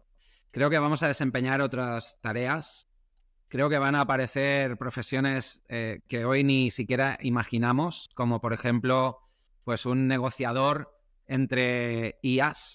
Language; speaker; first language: Spanish; native; Spanish